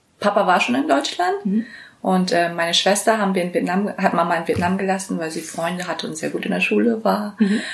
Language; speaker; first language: German; early bilingual, other home language; Vietnamese